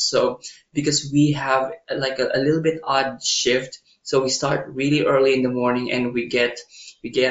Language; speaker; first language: English; non-native, local second language; Filipino